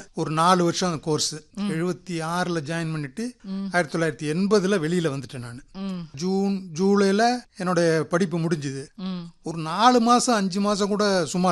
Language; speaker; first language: Tamil; native; Tamil